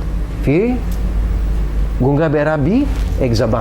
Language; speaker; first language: Hindi; non-native, learner; English